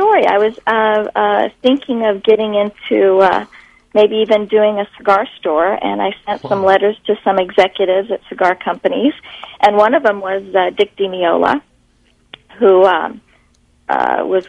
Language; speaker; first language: English; native; English